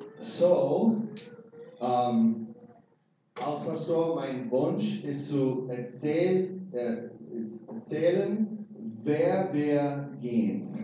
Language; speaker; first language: German; non-native, learner; English